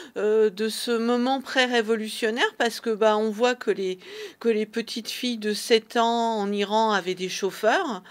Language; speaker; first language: French; early bilingual, other home language; Persian